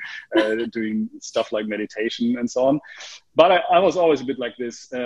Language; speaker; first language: English; non-native, fluent; German